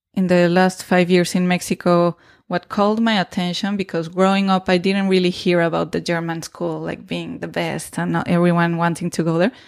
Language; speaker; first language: English; non-native, fluent; Spanish